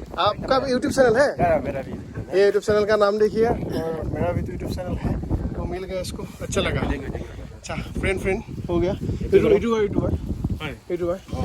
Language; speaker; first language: Hindi; non-native, local second language; Assamese